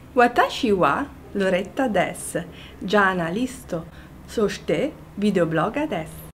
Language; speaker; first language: Japanese; non-native, learner; Italian